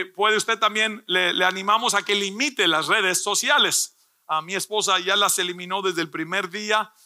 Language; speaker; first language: Spanish; early bilingual, heritage; Spanish